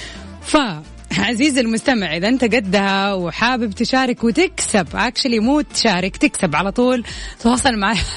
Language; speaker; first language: Arabic; native; Arabic